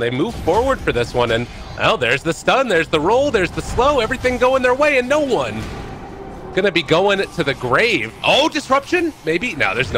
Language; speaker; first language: English; native; English